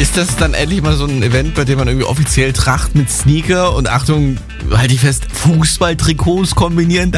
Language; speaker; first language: German; native; German